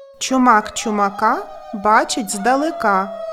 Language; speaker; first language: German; non-native, learner; Ukrainian